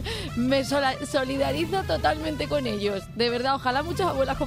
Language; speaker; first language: Spanish; native; Spanish